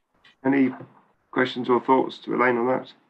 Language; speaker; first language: English; native; English